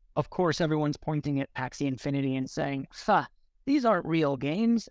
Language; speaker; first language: English; native; English